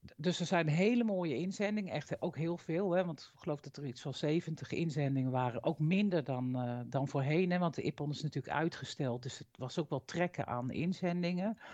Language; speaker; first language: Dutch; native; Dutch